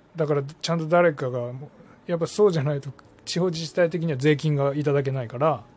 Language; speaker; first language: Japanese; native; Japanese